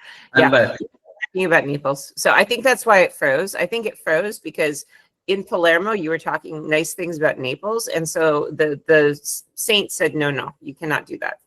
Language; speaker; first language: English; non-native, fluent; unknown